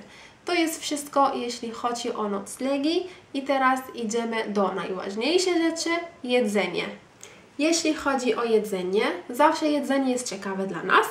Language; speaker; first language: Polish; non-native, fluent; Arabic